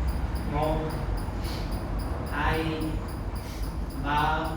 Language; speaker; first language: Vietnamese; non-native, learner; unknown